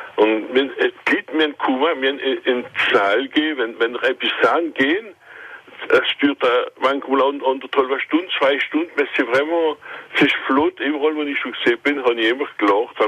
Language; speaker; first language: German; non-native, local second language; French